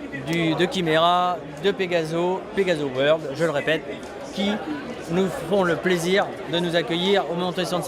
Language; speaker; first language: French; native; French